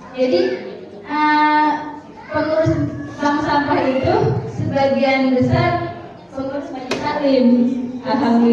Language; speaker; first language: Indonesian; native; Indonesian